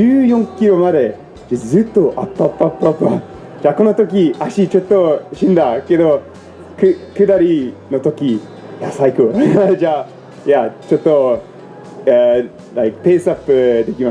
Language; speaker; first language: Japanese; non-native, learner; English